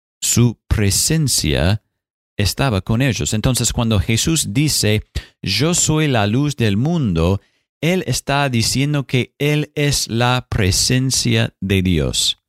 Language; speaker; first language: Spanish; non-native, fluent; English